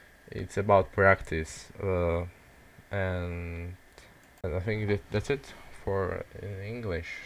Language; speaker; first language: English; non-native, learner; Czech